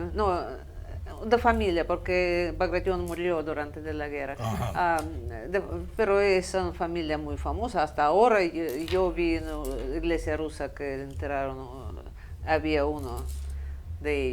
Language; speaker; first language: Spanish; non-native, fluent; Russian